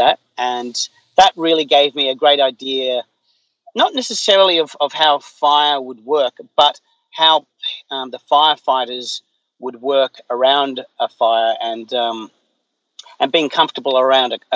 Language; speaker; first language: English; native; English